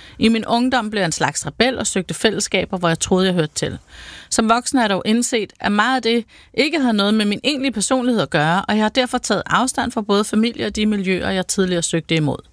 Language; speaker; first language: Danish; native; Danish